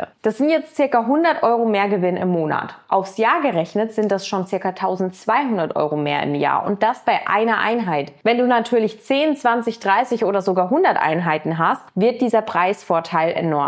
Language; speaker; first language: German; native; German